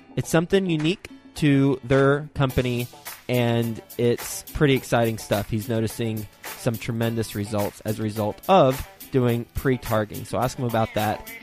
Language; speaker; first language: English; native; English